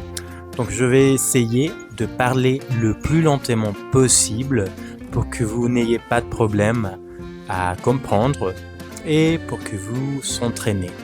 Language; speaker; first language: French; non-native, fluent; Spanish